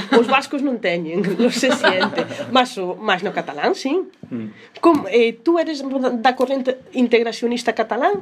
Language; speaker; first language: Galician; non-native, local second language; Spanish